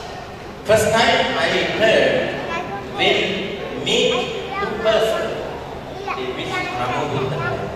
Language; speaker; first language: English; non-native, learner; Sinhala